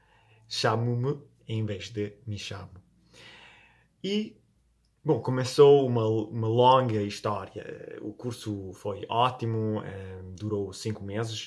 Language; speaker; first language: Portuguese; non-native, fluent; Italian